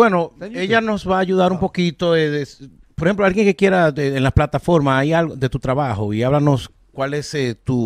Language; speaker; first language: Spanish; native; Spanish